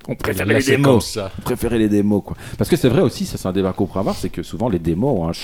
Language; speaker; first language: French; native; French